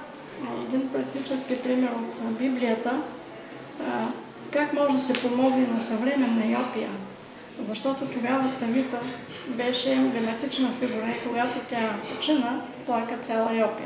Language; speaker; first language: Bulgarian; native; Bulgarian